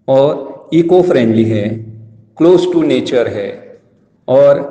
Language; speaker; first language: Hindi; non-native, local second language; Konkani